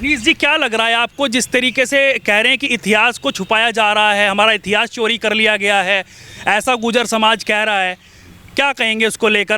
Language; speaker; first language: Hindi; native; Hindi